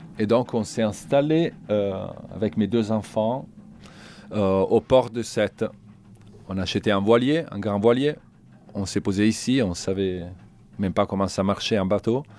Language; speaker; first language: French; non-native, fluent; Italian